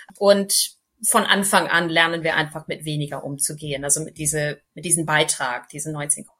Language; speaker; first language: German; non-native, fluent; English